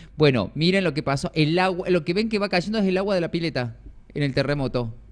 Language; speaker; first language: Spanish; native; Spanish